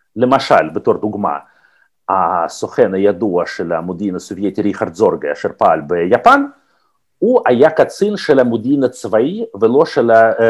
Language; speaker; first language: Hebrew; non-native, fluent; Russian